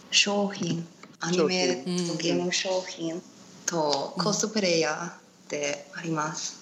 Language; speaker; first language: Japanese; non-native, learner; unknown